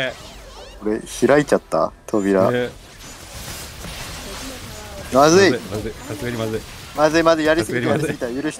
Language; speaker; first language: Japanese; native; Japanese